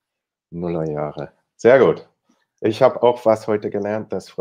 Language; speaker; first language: German; non-native, fluent; English